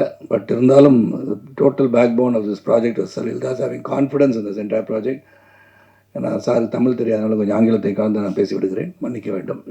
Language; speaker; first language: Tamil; native; Tamil